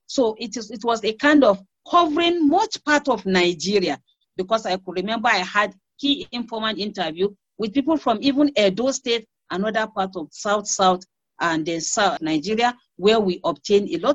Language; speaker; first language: English; non-native, local second language; Hausa